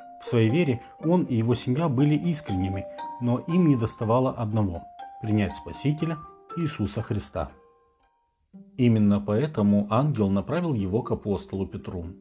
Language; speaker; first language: Russian; native; Russian